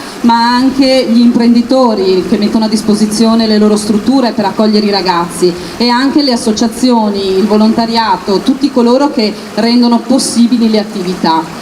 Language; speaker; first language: Italian; native; Italian